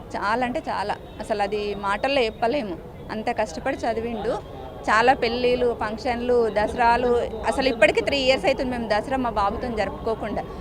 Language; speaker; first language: Telugu; native; Telugu